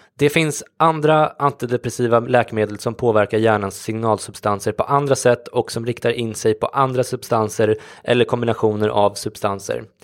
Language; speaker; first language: Swedish; native; Swedish